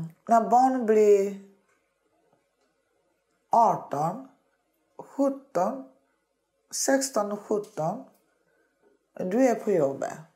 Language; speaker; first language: Swedish; non-native, learner; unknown